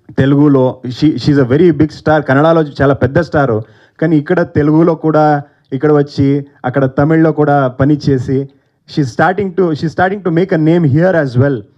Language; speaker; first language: Telugu; non-native, learner; Kannada